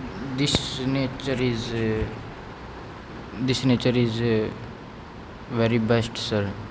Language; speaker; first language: English; non-native, learner; Haryanvi